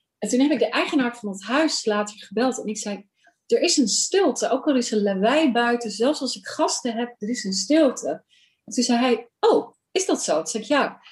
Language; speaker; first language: Dutch; early bilingual, other home language; Urdu